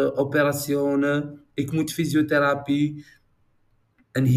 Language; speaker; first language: Dutch; non-native, learner; Arabic